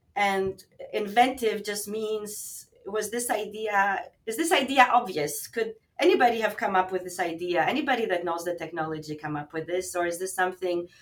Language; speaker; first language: English; non-native, fluent; Albanian